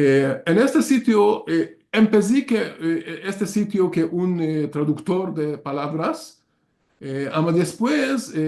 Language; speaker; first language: Spanish; non-native, learner; Hungarian